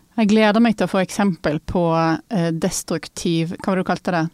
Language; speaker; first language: Norwegian; native; Norwegian